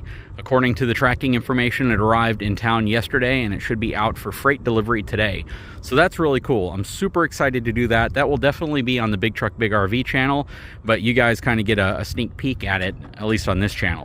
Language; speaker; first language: English; native; English